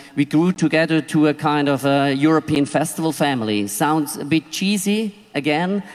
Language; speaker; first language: English; non-native, fluent; Swiss German